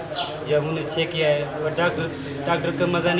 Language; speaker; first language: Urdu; non-native, local second language; Pashto